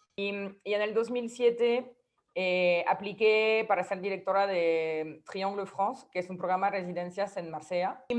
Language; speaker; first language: Spanish; non-native, fluent; French